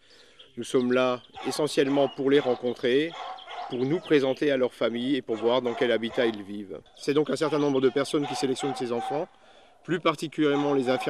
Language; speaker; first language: French; native; French